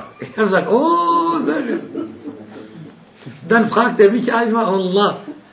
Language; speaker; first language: German; non-native, fluent; Arabic